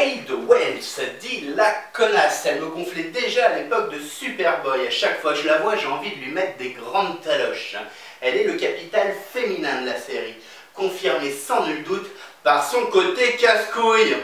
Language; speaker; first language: French; native; French